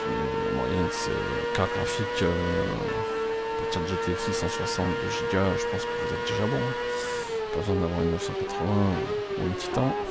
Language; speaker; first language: French; native; French